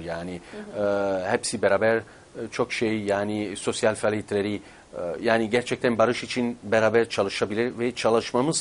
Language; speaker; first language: Turkish; non-native, fluent; Italian